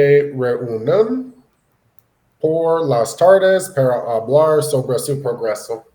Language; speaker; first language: Spanish; non-native, learner; English